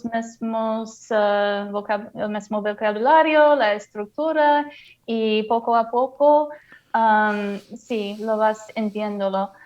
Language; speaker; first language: Spanish; non-native, fluent; English